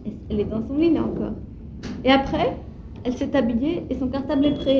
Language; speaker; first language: French; native; French